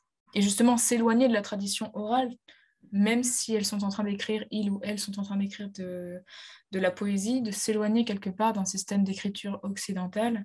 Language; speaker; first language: French; native; French